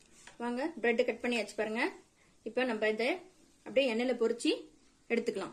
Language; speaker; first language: Tamil; native; Tamil